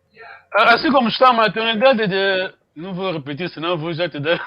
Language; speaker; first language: Portuguese; non-native, fluent; Kongo